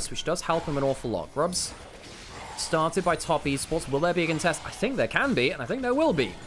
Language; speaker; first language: English; native; English